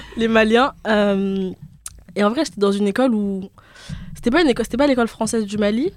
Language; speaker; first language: French; early bilingual, other home language; Bambara